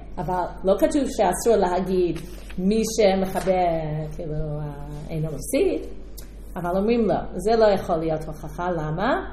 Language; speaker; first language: Hebrew; non-native, fluent; English